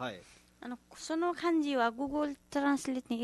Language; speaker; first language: Japanese; non-native, learner; Nepali